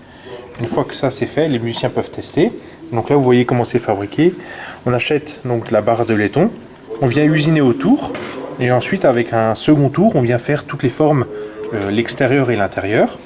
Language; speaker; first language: French; native; French